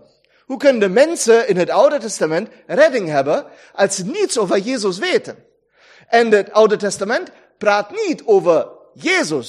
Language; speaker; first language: Dutch; non-native, fluent; German